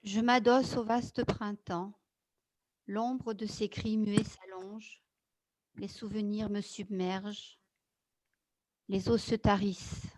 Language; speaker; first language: French; native; French